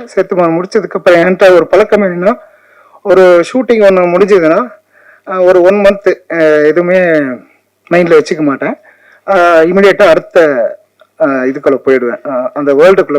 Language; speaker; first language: Tamil; native; Tamil